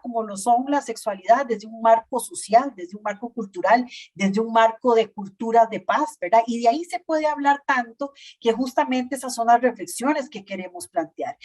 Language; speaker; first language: Spanish; native; Spanish